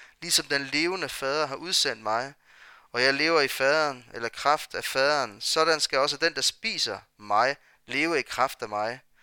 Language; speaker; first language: Danish; native; Danish